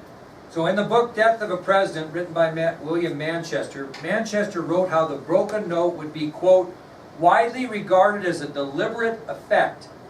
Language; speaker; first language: English; native; English